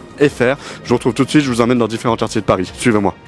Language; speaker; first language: French; native; French